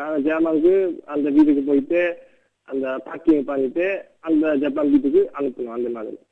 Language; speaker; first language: Tamil; non-native, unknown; Japanese